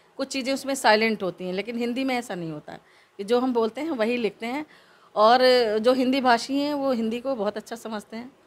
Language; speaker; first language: Hindi; native; Hindi